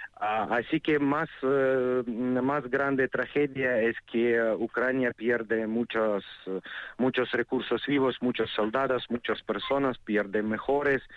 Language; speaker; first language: Spanish; non-native, fluent; Ukrainian